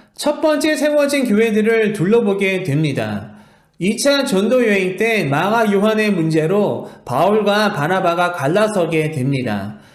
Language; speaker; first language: Korean; native; Korean